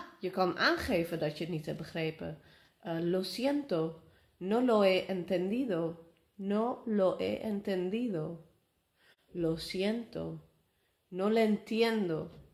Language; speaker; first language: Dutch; native; Dutch